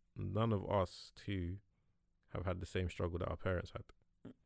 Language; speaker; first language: English; native; English